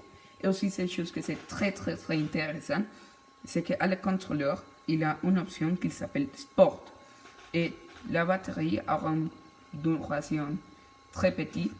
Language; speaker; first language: French; non-native, learner; Spanish